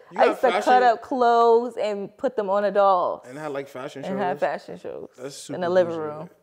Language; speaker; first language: English; native; English